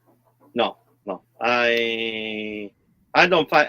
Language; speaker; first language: English; non-native, learner; Italian